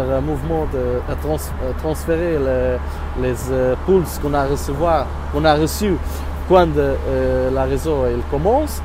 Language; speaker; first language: French; non-native, learner; Portuguese